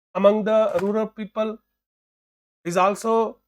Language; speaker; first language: English; non-native, local second language; Hindi